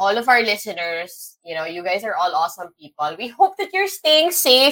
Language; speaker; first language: English; non-native, local second language; Filipino